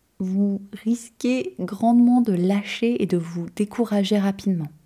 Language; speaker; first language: French; native; French